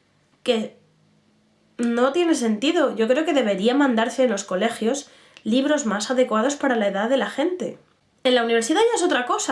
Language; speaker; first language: Spanish; native; Spanish